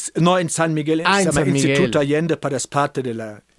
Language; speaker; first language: Spanish; non-native, fluent; German